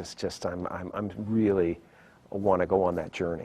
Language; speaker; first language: English; native; English